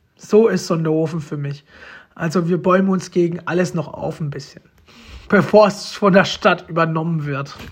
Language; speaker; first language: German; early bilingual, other home language; Romanian